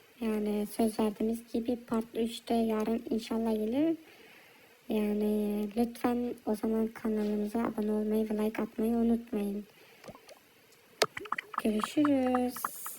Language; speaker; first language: Turkish; early bilingual, heritage; Turkish